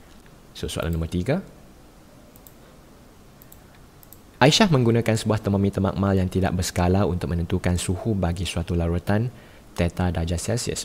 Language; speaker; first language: Malay; native; Malay